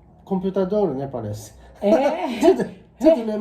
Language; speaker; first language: Portuguese; non-native, learner; Japanese